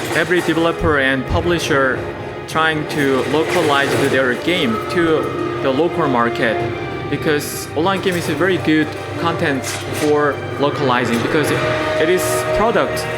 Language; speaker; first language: English; non-native, learner; Korean